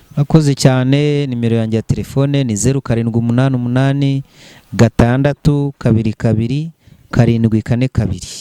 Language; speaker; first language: Kinyarwanda; native; Kinyarwanda